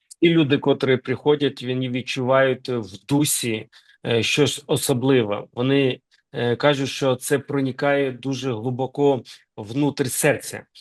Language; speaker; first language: Ukrainian; non-native, local second language; Russian